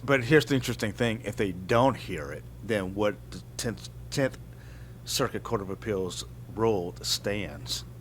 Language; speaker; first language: English; native; English